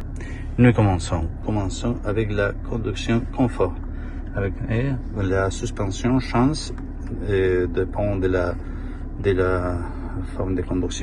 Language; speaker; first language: French; non-native, learner; Spanish